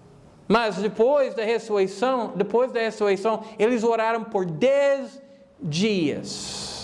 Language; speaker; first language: Portuguese; non-native, fluent; English